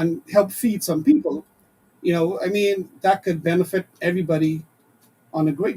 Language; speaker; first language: English; native; English